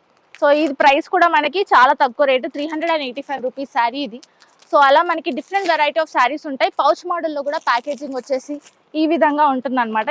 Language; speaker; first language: Telugu; native; Telugu